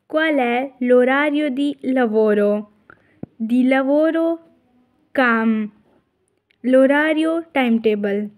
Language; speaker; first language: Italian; non-native, fluent; Urdu